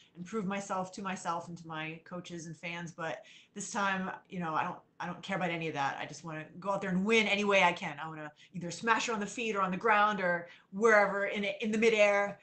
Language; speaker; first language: English; native; English